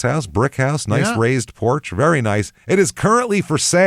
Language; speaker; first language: English; native; English